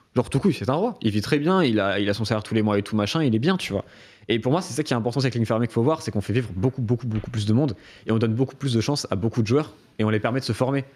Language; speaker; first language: French; native; French